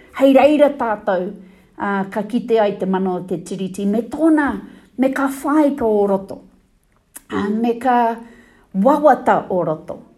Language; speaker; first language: Māori; non-native, local second language; English